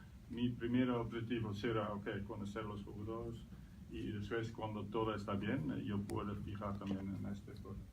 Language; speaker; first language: Spanish; non-native, learner; Dutch